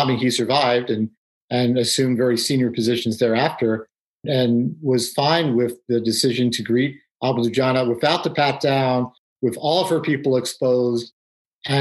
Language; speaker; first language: English; native; English